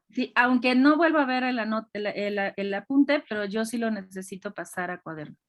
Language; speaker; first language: Spanish; native; Spanish